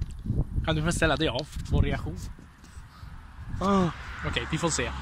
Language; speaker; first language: Swedish; non-native, fluent; Italian